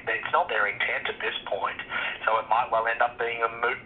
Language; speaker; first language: English; native; English